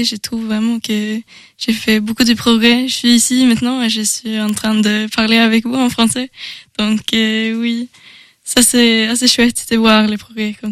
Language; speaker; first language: French; non-native, learner; Swedish